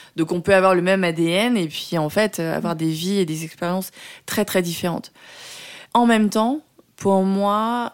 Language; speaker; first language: French; early bilingual, other home language; Vietnamese